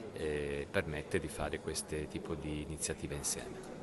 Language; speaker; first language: Italian; native; Italian